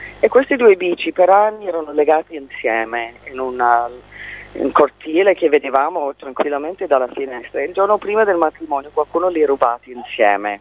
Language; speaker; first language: Italian; non-native, fluent; English